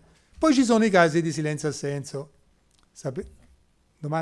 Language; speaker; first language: Italian; native; Italian